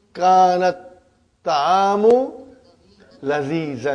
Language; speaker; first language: Arabic; non-native, fluent; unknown